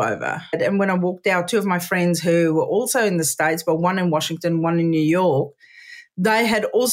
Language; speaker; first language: English; non-native, local second language; Afrikaans